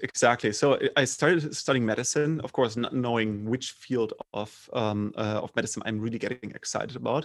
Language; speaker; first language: English; non-native, fluent; German